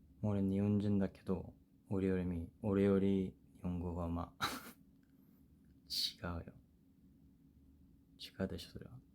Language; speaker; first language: Japanese; non-native, fluent; Korean